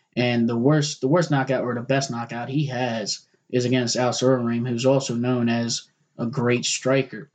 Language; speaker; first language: English; native; English